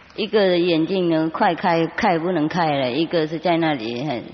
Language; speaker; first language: Chinese; non-native, fluent; Vietnamese